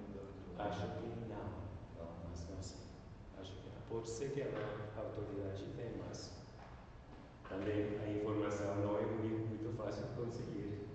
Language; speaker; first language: Portuguese; non-native, learner; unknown